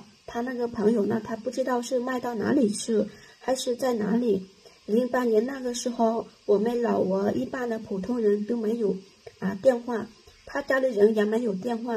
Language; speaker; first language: Chinese; non-native, fluent; Lao